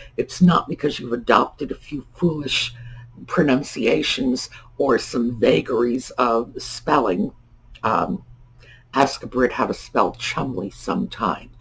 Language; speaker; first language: English; native; English